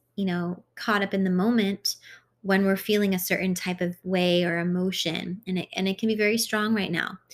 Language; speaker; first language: English; early bilingual, other home language; Hungarian